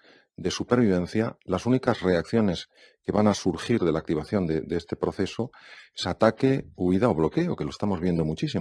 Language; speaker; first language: Spanish; native; Spanish